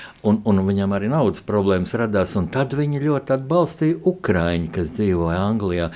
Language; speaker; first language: Latvian; native; Latvian